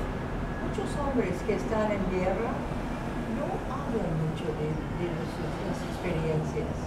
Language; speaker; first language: Spanish; non-native, fluent; English